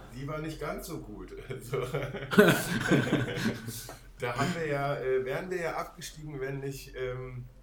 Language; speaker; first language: German; non-native, fluent; Danish